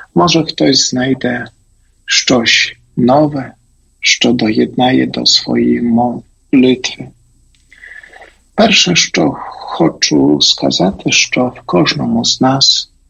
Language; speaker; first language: Ukrainian; non-native, fluent; Polish